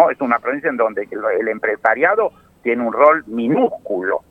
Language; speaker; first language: Spanish; native; Spanish